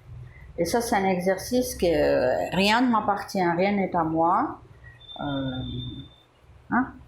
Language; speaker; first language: French; native; French